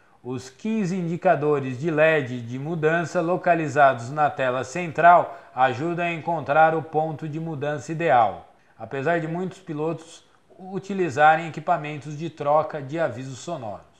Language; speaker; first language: Portuguese; native; Portuguese